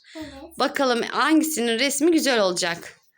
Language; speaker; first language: Turkish; native; Turkish